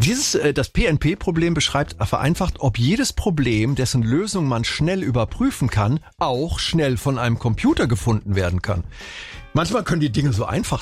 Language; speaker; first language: German; native; German